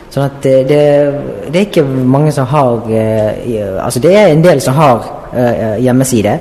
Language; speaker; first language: Norwegian; non-native, fluent; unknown